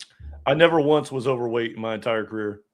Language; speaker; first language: English; native; English